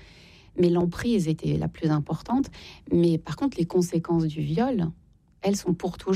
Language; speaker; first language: French; native; French